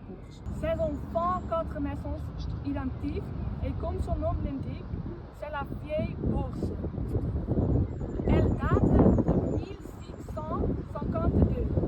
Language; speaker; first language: French; non-native, learner; Dutch